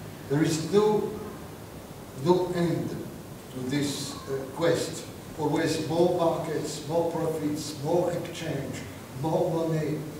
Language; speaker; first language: English; non-native, fluent; French